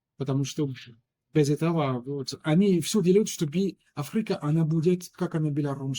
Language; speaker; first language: Russian; non-native, learner; French